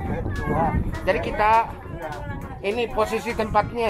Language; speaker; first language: Indonesian; native; Indonesian